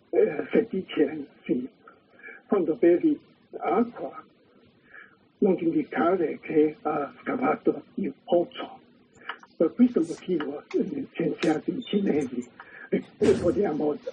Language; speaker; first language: Italian; non-native, learner; Chinese